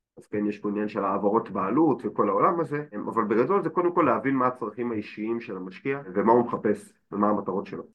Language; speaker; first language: Hebrew; native; Hebrew